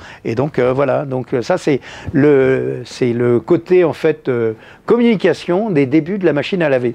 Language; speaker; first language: French; native; French